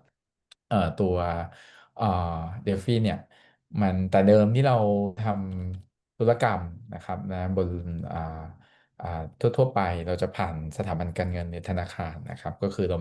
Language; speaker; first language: Thai; native; Thai